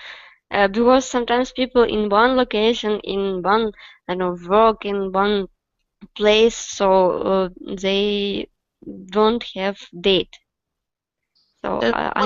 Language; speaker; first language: English; non-native, learner; Russian